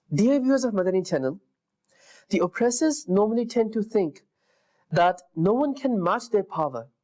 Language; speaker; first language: English; non-native, local second language; Urdu